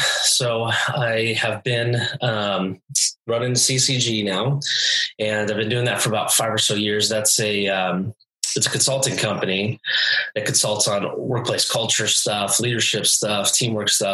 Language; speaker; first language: English; native; English